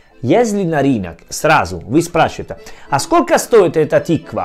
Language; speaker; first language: Russian; non-native, learner; Italian